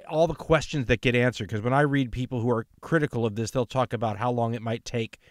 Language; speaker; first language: English; native; English